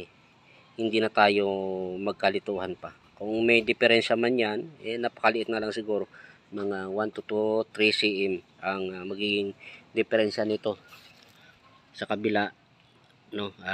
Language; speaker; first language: Filipino; native; Filipino